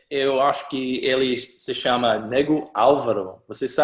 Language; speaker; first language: Portuguese; non-native, learner; English